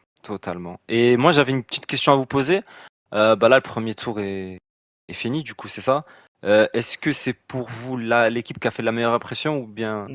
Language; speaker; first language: French; native; French